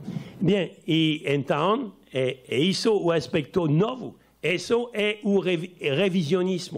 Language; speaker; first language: Portuguese; non-native, learner; French